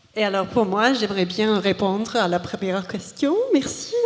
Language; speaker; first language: French; non-native, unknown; English